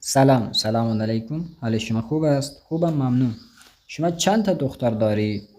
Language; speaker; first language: Persian; non-native, fluent; Urdu